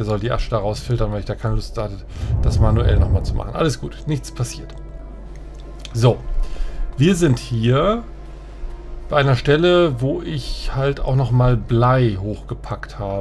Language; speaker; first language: German; native; German